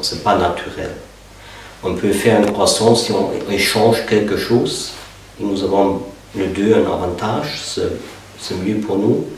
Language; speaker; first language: French; non-native, fluent; German